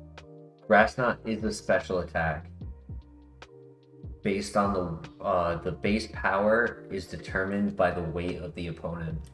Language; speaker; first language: English; native; English